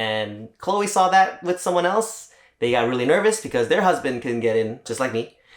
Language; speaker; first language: English; native; English